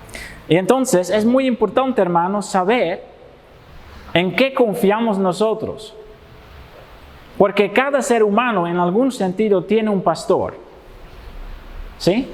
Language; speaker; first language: Spanish; non-native, fluent; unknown